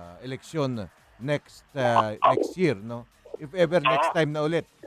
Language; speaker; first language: Filipino; native; Filipino